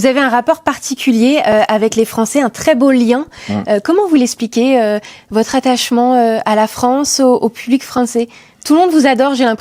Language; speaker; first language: French; native; French